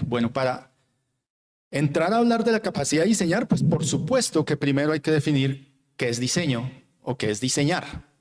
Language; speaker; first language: Spanish; native; Spanish